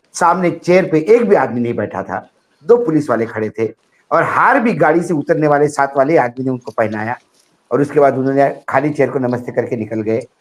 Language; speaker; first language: Hindi; non-native, local second language; Marathi